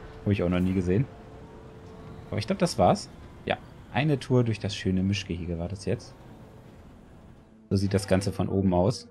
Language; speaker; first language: German; native; German